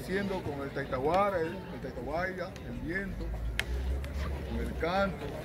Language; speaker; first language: Spanish; native; Spanish